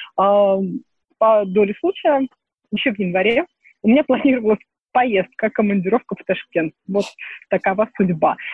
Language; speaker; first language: Russian; native; Russian